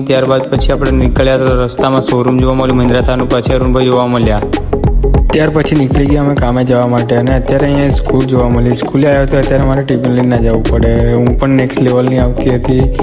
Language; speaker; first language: Gujarati; native; Gujarati